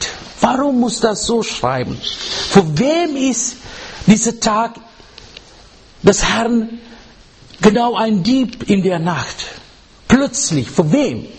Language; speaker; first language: German; non-native, fluent; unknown